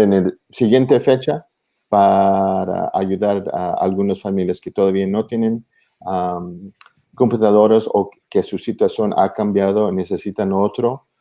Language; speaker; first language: Spanish; early bilingual, heritage; English